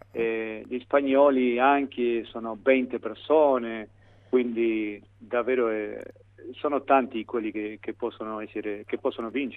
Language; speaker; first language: Italian; non-native, fluent; Spanish